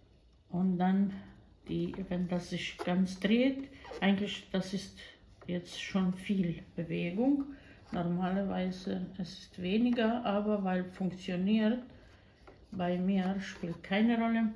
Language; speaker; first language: German; non-native, fluent; Croatian